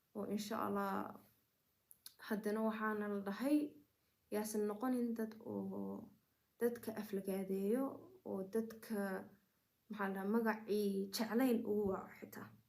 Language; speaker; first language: Somali; early bilingual, heritage; Somali